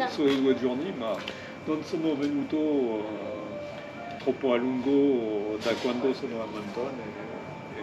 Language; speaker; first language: Italian; non-native, learner; French